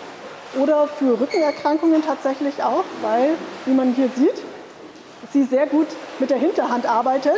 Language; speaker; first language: German; native; German